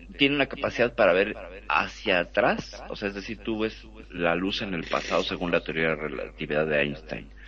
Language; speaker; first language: Spanish; native; Spanish